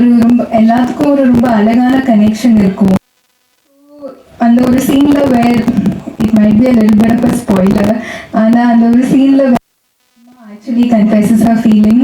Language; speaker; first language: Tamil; non-native, learner; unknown